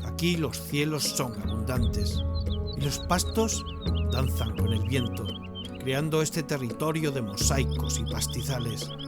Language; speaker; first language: Spanish; native; Spanish